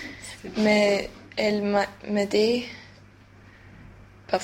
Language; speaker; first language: French; non-native, learner; Swedish